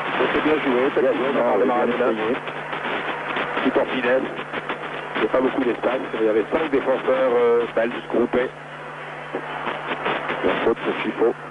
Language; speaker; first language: French; native; French